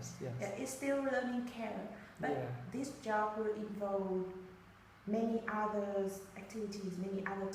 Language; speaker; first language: English; non-native, learner; Vietnamese